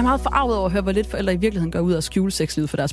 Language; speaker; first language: Danish; native; Danish